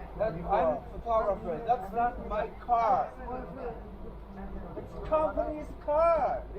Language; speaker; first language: English; non-native, learner; Chinese